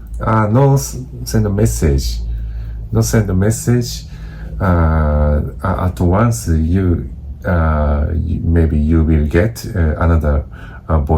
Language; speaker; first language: English; non-native, learner; Japanese